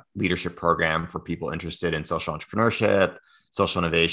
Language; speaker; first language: English; native; English